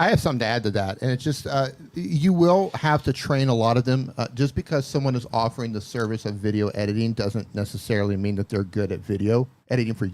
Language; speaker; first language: English; native; English